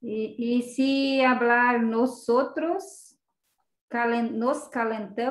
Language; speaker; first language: Spanish; non-native, learner; Portuguese